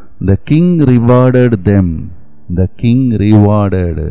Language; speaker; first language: English; non-native, local second language; Tamil